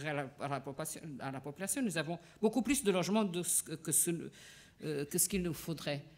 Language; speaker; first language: French; non-native, fluent; Portuguese